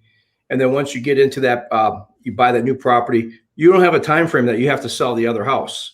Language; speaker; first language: English; native; English